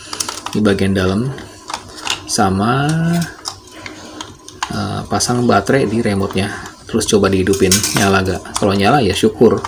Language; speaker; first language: Indonesian; native; Indonesian